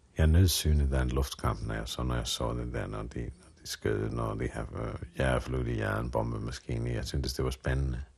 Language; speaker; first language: Danish; non-native, fluent; Finnish